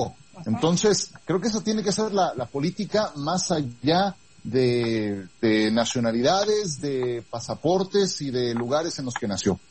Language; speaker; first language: Spanish; native; Spanish